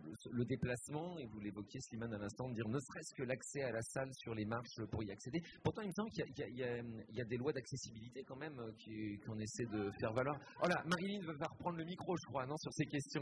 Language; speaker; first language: French; native; French